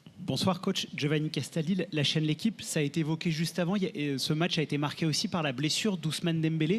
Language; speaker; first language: French; native; French